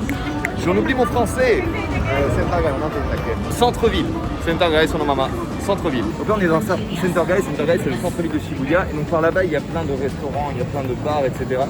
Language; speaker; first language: French; native; French